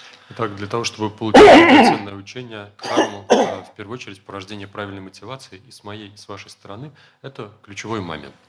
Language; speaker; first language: Russian; native; Russian